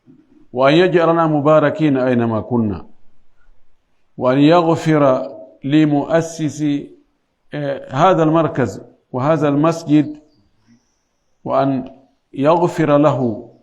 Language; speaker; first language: Arabic; non-native, fluent; Fula